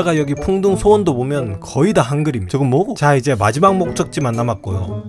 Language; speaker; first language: Korean; native; Korean